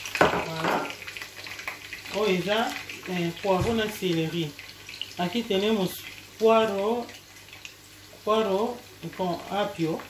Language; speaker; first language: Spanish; non-native, learner; Lingala